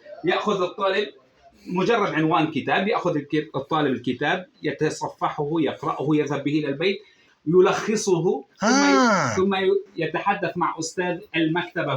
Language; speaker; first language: Arabic; native; Arabic